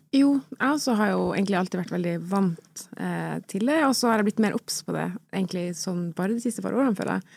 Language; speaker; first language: Norwegian; native; Norwegian